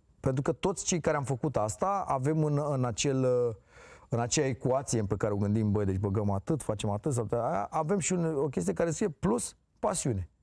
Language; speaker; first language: Romanian; native; Romanian